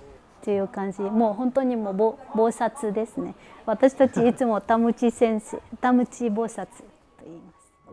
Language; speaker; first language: Japanese; non-native, fluent; Vietnamese